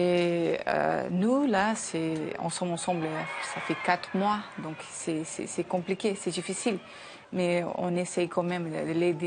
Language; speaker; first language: French; non-native, learner; Portuguese